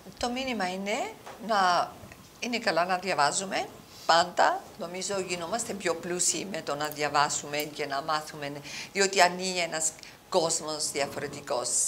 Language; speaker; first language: Greek; early bilingual, heritage; Greek